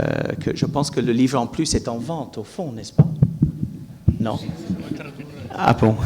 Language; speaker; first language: French; non-native, fluent; English